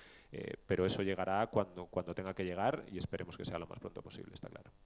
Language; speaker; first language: Spanish; native; Spanish